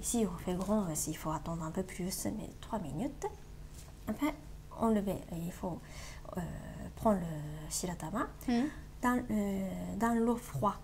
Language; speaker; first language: French; non-native, learner; Japanese